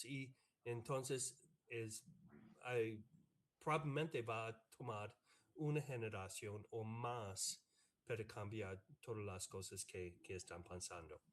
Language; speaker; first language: Spanish; non-native, fluent; English